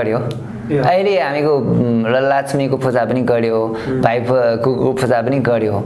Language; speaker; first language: Nepali; non-native, learner; Chinese